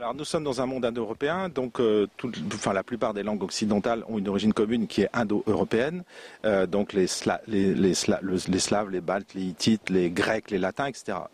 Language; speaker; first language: French; non-native, local second language; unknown